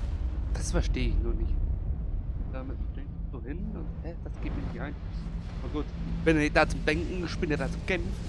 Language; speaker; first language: German; native; German